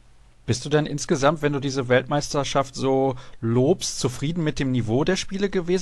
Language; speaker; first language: German; native; German